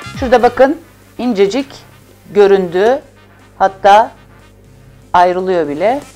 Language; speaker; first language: Turkish; native; Turkish